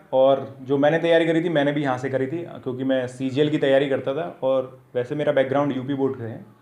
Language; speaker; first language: Hindi; native; Hindi